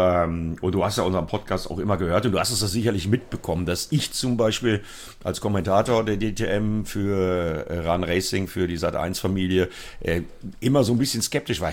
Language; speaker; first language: German; native; German